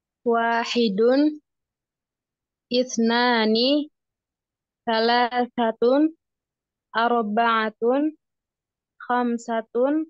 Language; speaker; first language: Arabic; non-native, learner; Indonesian